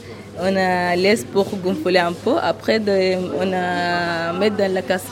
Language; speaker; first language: French; non-native, learner; Arabic